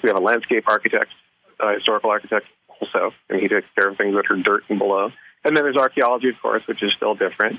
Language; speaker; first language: English; native; English